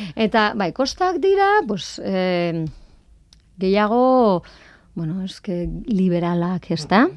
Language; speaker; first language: Basque; non-native, local second language; Spanish